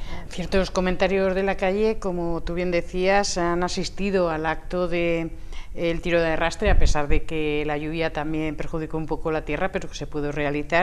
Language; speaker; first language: Spanish; native; Spanish